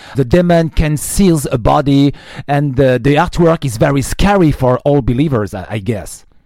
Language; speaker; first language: English; non-native, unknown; French